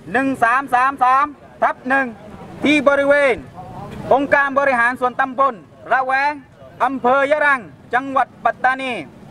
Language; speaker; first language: Thai; non-native, local second language; Pattani Malay